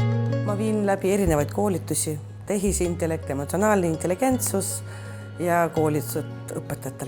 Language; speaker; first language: Estonian; non-native, local second language; Russian